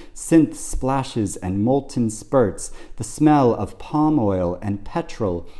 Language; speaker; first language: English; native; English